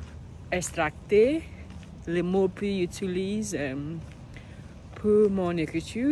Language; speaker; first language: French; non-native, learner; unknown